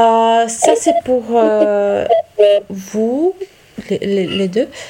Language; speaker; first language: French; non-native, fluent; Italian